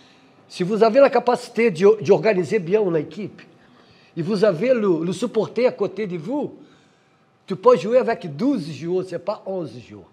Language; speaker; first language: French; non-native, fluent; Portuguese